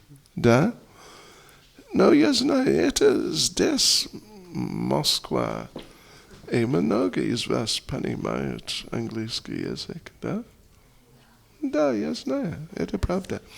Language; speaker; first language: Russian; non-native, learner; English